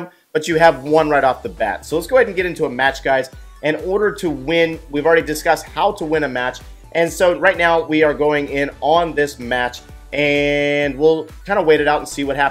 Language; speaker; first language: English; native; English